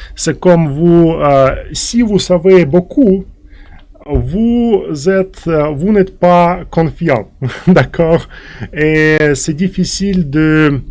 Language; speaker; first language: French; non-native, fluent; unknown